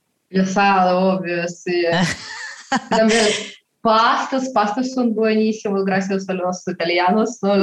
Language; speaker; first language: Spanish; non-native, fluent; Russian